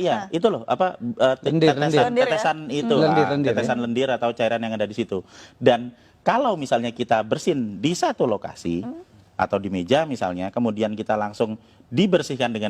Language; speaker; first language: Indonesian; native; Indonesian